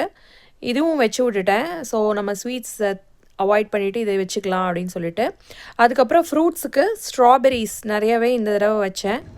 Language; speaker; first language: Tamil; native; Tamil